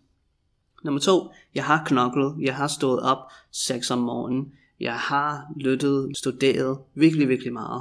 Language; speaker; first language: Danish; non-native, fluent; English